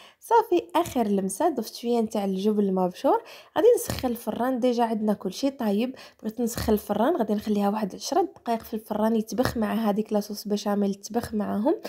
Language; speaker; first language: Arabic; native; Arabic